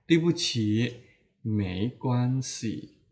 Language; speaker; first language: Chinese; non-native, fluent; Indonesian